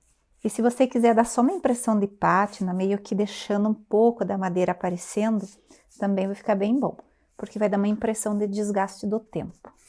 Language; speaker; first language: Portuguese; native; Portuguese